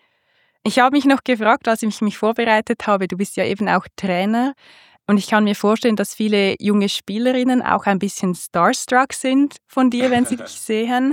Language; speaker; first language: German; native; German